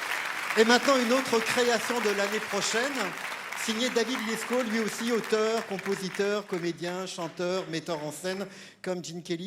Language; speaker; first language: French; native; French